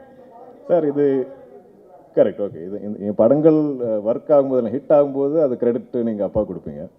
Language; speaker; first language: Tamil; non-native, local second language; Malayalam